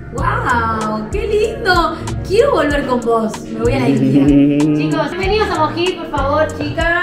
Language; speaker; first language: Spanish; native; Spanish